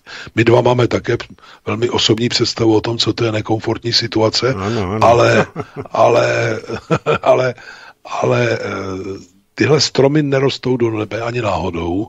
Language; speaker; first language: Czech; native; Czech